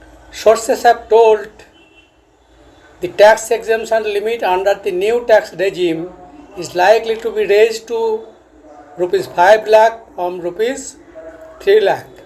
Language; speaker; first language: English; non-native, local second language; Bangla